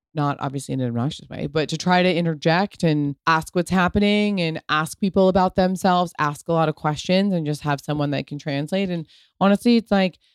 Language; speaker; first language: English; early bilingual, other home language; Italian